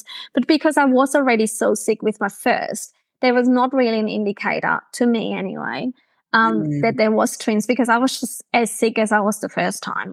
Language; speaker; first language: English; non-native, fluent; German